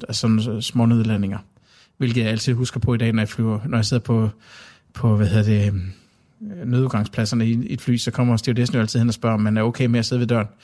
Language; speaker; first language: Danish; native; Danish